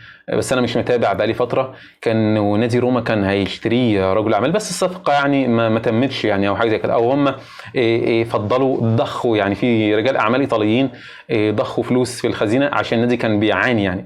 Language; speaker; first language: Arabic; native; Arabic